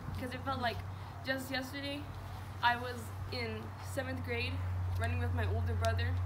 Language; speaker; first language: English; early bilingual, other home language; Spanish